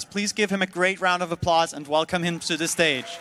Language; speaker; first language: English; non-native, fluent; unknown